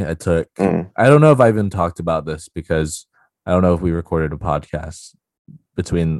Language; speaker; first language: English; non-native, local second language; Cantonese